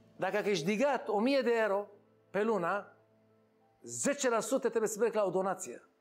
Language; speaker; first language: Romanian; non-native, learner; Hebrew